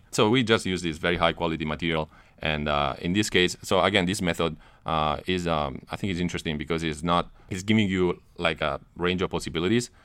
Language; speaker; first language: English; non-native, fluent; Italian